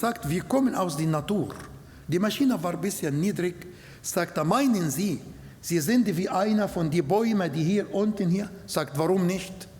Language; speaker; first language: German; non-native, learner; Arabic